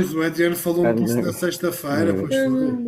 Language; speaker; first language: Portuguese; native; Portuguese